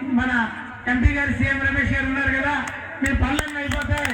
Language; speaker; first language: Telugu; native; Telugu